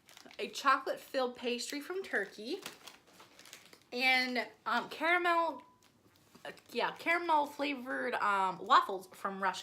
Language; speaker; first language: English; native; English